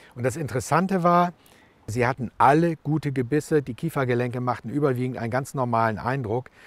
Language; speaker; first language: German; native; German